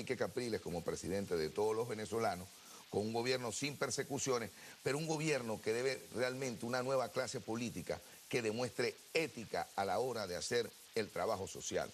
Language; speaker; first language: Spanish; native; Spanish